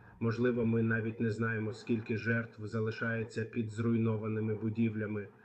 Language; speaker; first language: Ukrainian; non-native, fluent; Arabic